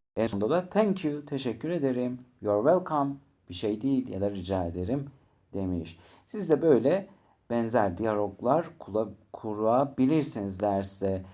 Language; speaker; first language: Turkish; native; Turkish